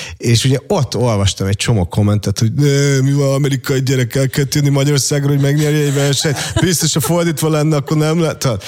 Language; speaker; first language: Hungarian; early bilingual, other home language; English